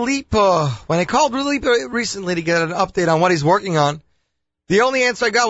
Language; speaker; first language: English; native; English